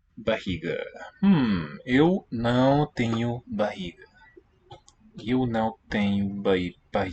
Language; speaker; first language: Portuguese; non-native, learner; English